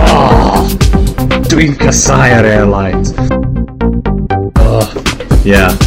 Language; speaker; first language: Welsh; non-native, learner; English